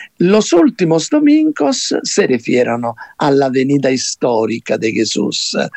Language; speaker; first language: Spanish; non-native, fluent; Italian